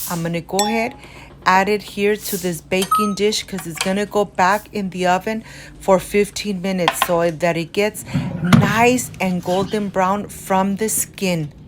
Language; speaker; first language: English; non-native, fluent; Spanish